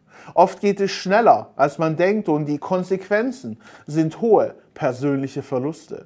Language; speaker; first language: German; native; German